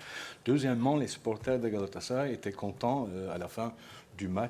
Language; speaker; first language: French; non-native, fluent; Turkish